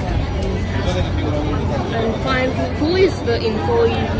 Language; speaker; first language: English; non-native, learner; Chinese